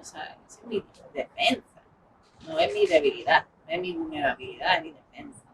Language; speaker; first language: Spanish; early bilingual, heritage; English